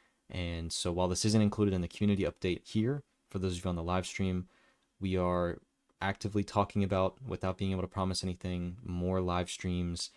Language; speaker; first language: English; native; English